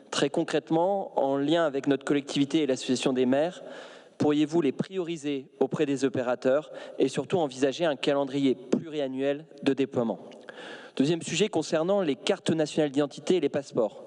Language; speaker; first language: French; native; French